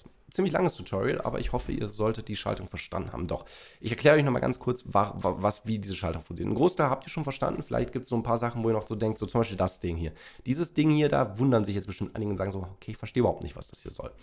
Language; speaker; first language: German; native; German